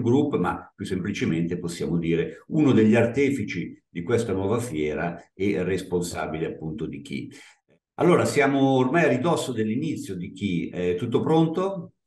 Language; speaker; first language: Italian; native; Italian